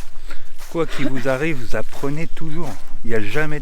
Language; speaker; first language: French; native; French